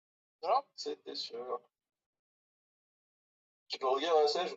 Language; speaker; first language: French; native; French